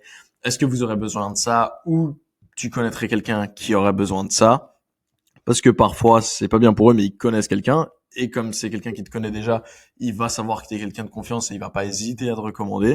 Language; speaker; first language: French; native; French